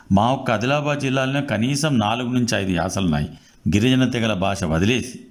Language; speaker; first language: Telugu; native; Telugu